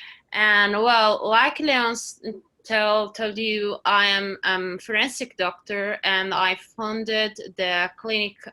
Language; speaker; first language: English; non-native, learner; Italian